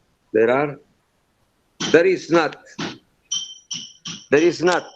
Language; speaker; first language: English; non-native, learner; Spanish